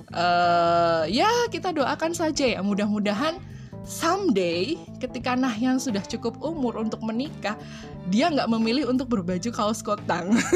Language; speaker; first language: Indonesian; native; Indonesian